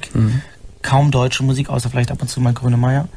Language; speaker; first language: German; native; German